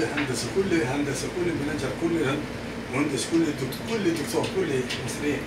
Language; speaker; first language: Arabic; non-native, learner; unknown